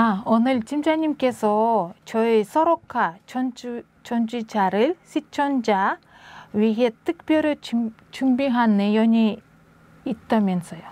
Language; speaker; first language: Korean; non-native, learner; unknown